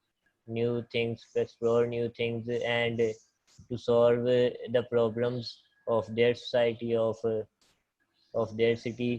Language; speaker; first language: English; non-native, learner; Punjabi